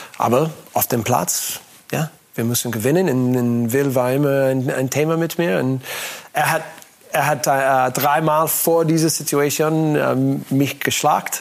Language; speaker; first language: German; non-native, learner; English